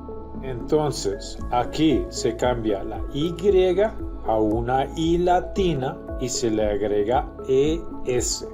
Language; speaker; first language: Spanish; non-native, fluent; English